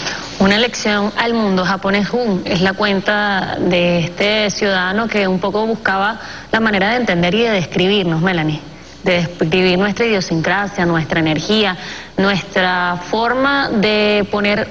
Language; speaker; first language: Spanish; native; Spanish